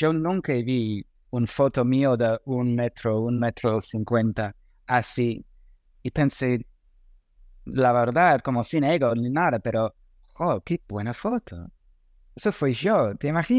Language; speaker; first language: Spanish; non-native, fluent; English